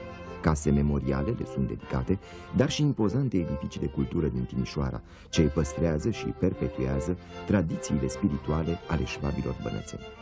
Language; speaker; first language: Romanian; native; Romanian